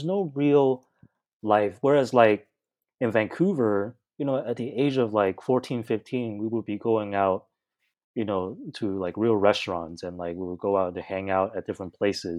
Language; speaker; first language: English; native; English